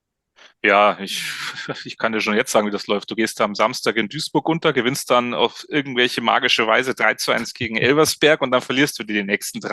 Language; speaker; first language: German; native; German